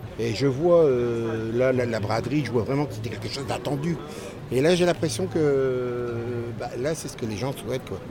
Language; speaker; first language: French; native; French